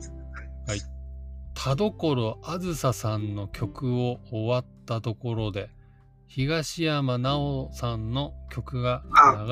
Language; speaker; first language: Japanese; native; Japanese